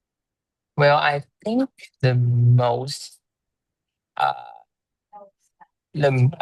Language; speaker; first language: English; non-native, learner; Chinese